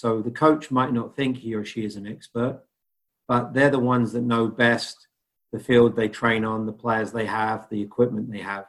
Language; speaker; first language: English; native; English